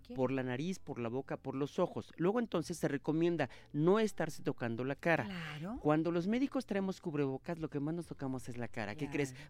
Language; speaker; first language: Spanish; native; Spanish